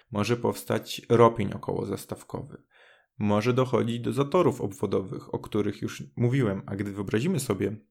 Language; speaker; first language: Polish; native; Polish